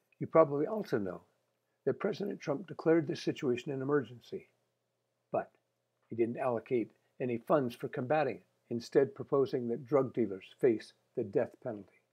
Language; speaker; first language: English; native; English